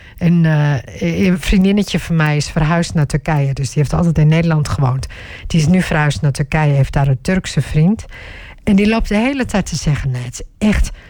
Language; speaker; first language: Dutch; early bilingual, other home language; Turkish